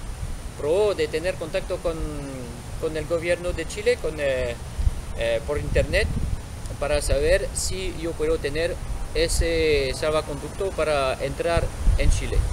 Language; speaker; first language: Spanish; non-native, fluent; French